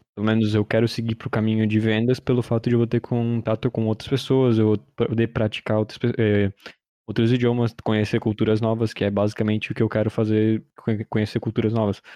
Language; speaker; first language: Portuguese; early bilingual, heritage; Portuguese